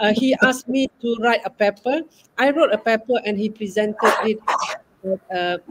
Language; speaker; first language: English; non-native, local second language; Malay